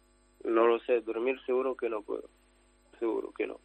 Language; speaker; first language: Spanish; non-native, learner; Ukrainian